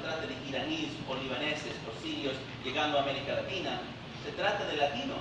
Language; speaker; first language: Spanish; early bilingual, heritage; Spanish